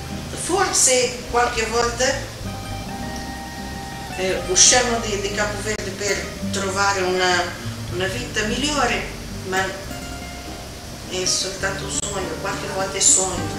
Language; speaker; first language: Italian; non-native, fluent; Kabuverdianu